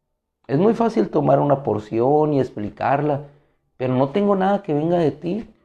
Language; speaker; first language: Spanish; native; Spanish